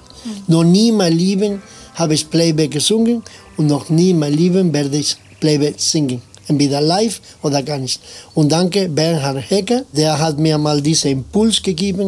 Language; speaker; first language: German; non-native, fluent; Spanish